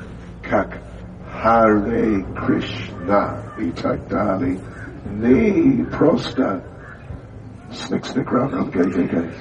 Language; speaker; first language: Russian; non-native, learner; English